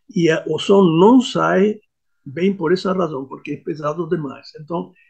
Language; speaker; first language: Portuguese; non-native, fluent; Hungarian